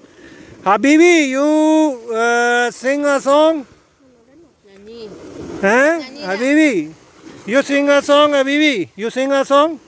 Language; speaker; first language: English; non-native, learner; Urdu